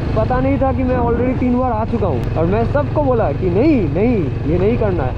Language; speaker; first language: Hindi; non-native, local second language; Bangla